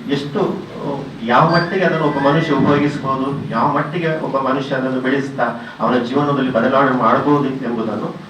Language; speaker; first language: Kannada; non-native, local second language; Tulu